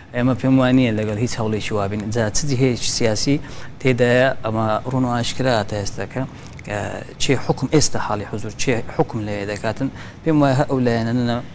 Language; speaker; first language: Central Kurdish; non-native, local second language; Azerbaijani